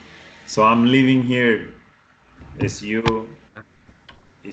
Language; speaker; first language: English; non-native, fluent; Spanish